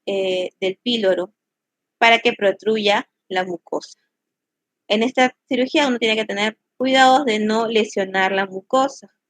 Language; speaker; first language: Spanish; native; Spanish